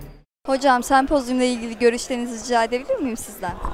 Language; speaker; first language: Turkish; native; Turkish